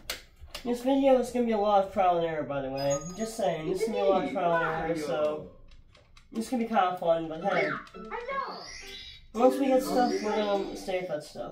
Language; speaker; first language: English; native; English